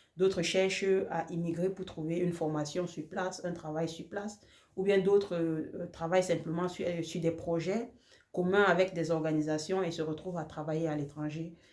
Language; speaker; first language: French; native; French